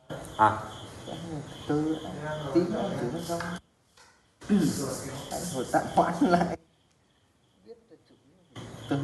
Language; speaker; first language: Vietnamese; native; Vietnamese